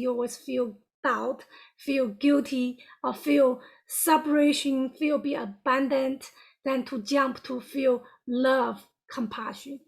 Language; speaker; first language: English; non-native, fluent; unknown